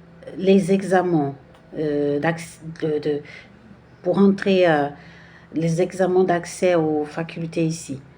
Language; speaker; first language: French; non-native, fluent; Portuguese